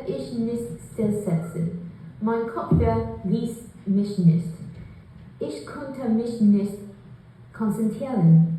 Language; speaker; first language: German; non-native, learner; English